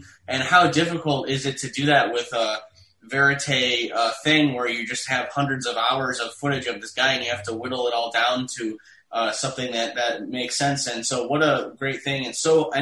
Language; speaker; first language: English; native; English